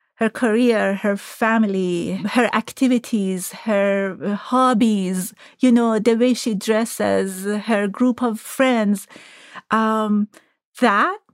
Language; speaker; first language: English; non-native, fluent; Persian